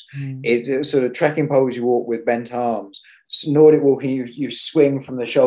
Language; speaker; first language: English; native; English